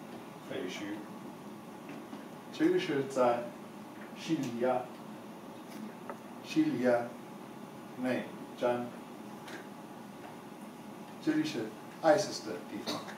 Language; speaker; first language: Chinese; non-native, learner; English